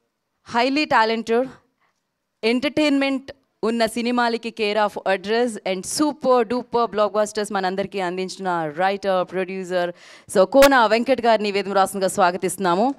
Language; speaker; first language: Telugu; native; Telugu